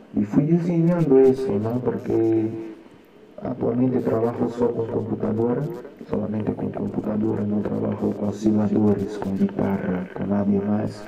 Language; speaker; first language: Spanish; non-native, learner; Portuguese